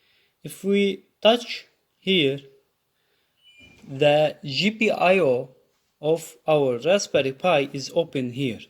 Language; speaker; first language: English; non-native, learner; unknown